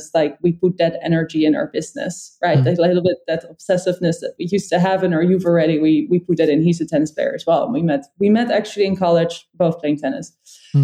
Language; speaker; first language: English; non-native, fluent; Dutch